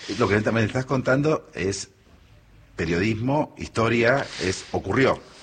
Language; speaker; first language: Spanish; native; Spanish